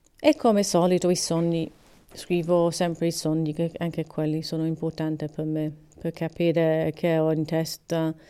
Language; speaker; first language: Italian; non-native, learner; English